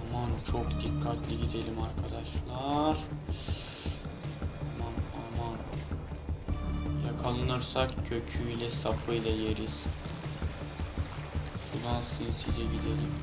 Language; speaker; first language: Turkish; native; Turkish